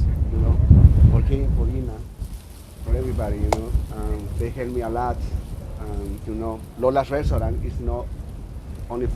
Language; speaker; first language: English; non-native, learner; Spanish